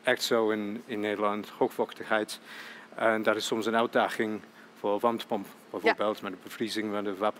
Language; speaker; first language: Dutch; non-native, fluent; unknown